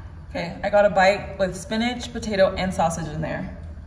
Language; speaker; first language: English; native; English